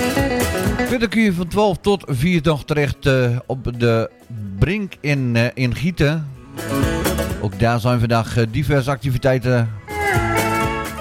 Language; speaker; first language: Dutch; native; Dutch